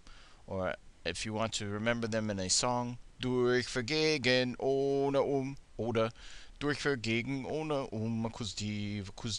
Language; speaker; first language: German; non-native, fluent; English